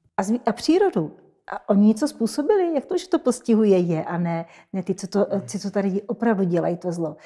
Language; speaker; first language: Czech; native; Czech